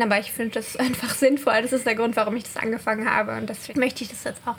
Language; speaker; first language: German; native; German